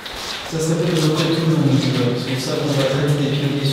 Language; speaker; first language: French; native; French